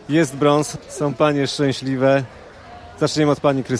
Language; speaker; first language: Polish; native; Polish